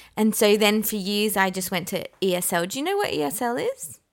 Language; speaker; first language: English; non-native, fluent; Persian